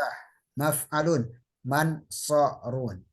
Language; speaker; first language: Arabic; non-native, fluent; Indonesian